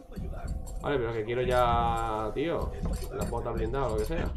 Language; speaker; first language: Spanish; native; Spanish